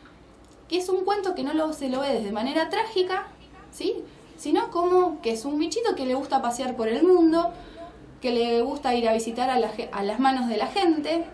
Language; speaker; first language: Spanish; native; Spanish